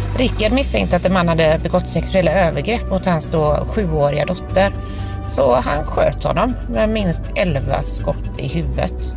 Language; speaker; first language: Swedish; native; Swedish